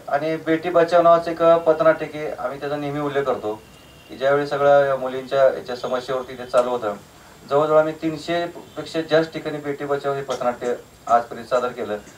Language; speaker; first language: Marathi; native; Marathi